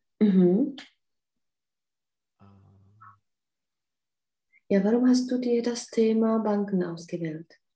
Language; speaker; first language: German; non-native, fluent; Czech